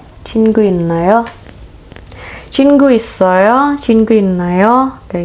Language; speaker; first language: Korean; non-native, learner; Indonesian